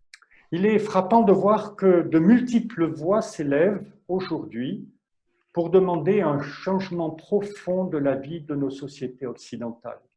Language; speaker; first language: French; native; French